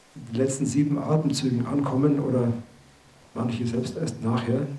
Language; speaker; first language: German; native; German